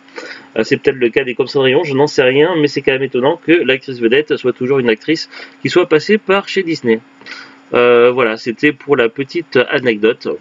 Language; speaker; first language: French; native; French